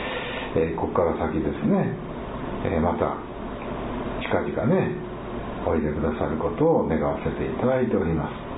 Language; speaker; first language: Japanese; native; Japanese